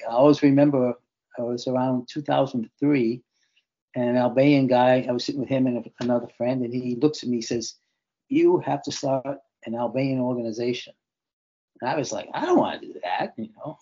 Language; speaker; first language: English; native; English